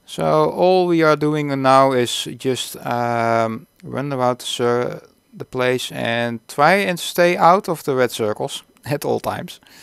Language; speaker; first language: English; non-native, fluent; Dutch